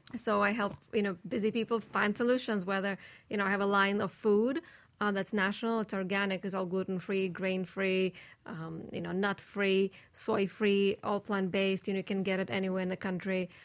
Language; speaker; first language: English; non-native, fluent; Russian